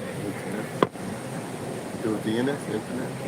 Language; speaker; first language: Spanish; non-native, learner; English